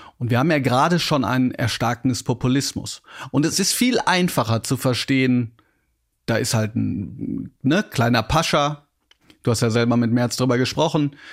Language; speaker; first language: German; native; German